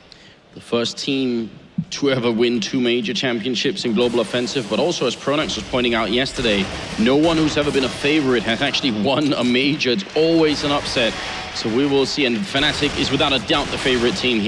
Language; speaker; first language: English; non-native, fluent; Swedish